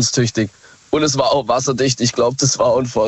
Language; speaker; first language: German; native; German